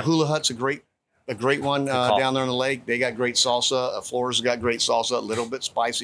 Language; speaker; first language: English; native; English